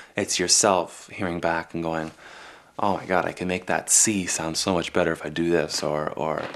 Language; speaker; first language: English; native; English